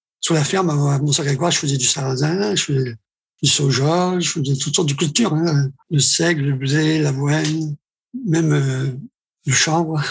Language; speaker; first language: French; native; French